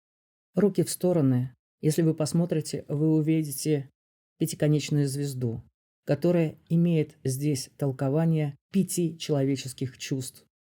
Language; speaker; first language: Russian; native; Russian